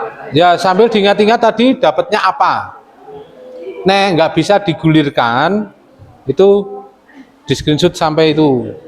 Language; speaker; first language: Indonesian; native; Indonesian